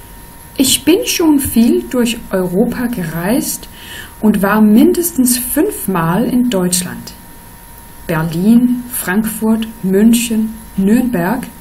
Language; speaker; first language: German; non-native, fluent; Danish